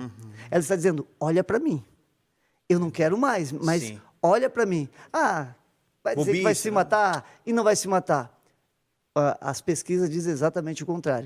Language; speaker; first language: Portuguese; native; Portuguese